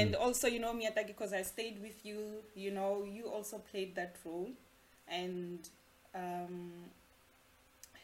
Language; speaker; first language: English; non-native, local second language; Venda